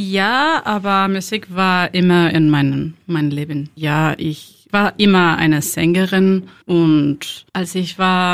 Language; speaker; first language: German; non-native, learner; Spanish